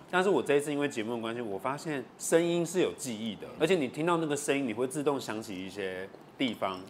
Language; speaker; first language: Chinese; native; Chinese